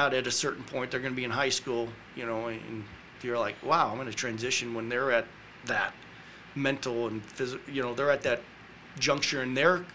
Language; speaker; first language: English; native; English